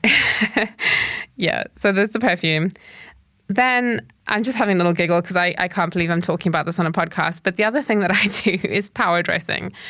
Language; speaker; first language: English; native; English